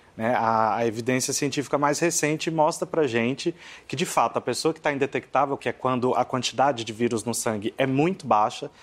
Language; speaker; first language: Portuguese; native; Portuguese